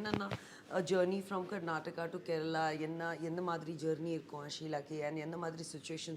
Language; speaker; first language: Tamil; non-native, learner; Hindi